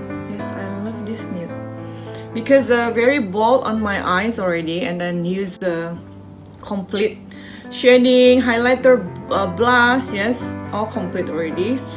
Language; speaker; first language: English; non-native, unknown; Indonesian